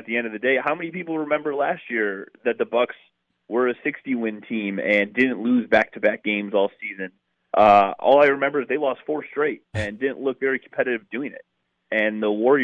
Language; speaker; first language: English; native; English